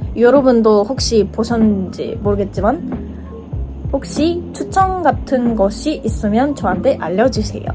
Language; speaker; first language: Korean; non-native, fluent; Japanese